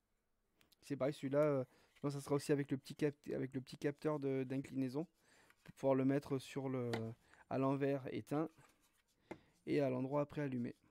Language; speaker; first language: French; native; French